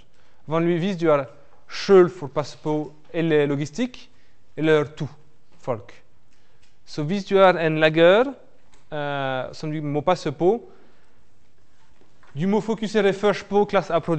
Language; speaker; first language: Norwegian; non-native, fluent; French